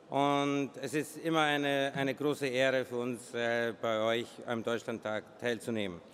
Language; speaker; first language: German; non-native, fluent; Polish